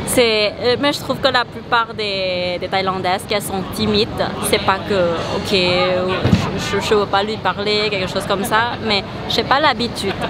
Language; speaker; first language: French; non-native, fluent; Thai